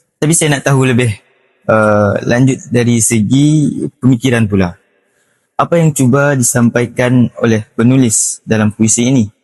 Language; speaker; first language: Malay; native; Malay